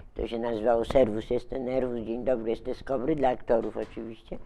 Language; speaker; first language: Polish; native; Polish